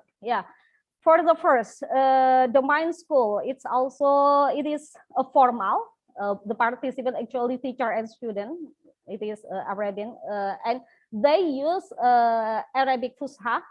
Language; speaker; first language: English; non-native, learner; Indonesian